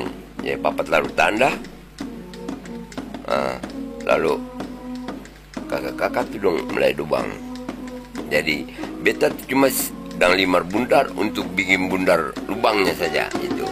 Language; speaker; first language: Indonesian; non-native, local second language; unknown